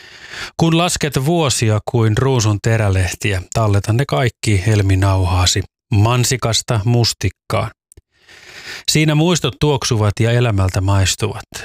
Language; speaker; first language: Finnish; native; Finnish